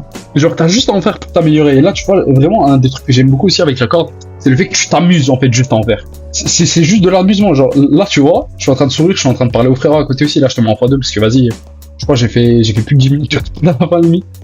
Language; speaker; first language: French; native; French